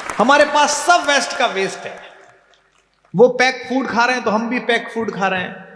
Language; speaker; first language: Hindi; native; Hindi